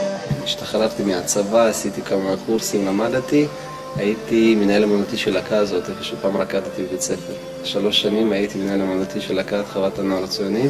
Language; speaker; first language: Hebrew; non-native, fluent; Russian